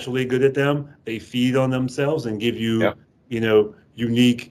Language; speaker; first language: English; native; English